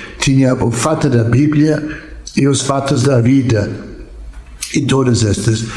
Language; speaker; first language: Portuguese; non-native, fluent; English